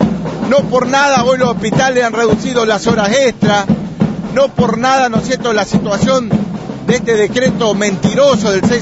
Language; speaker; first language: Spanish; native; Spanish